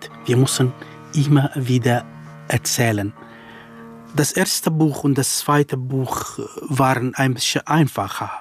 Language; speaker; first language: German; non-native, fluent; Kurdish